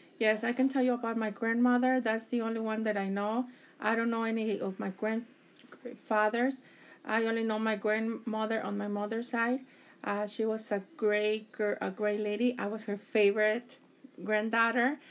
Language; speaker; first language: English; early bilingual, other home language; Spanish